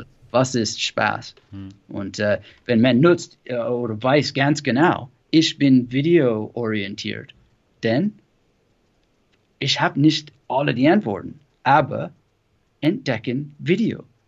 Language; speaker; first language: German; non-native, learner; English